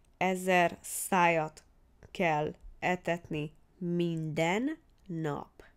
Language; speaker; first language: Hungarian; early bilingual, heritage; Hungarian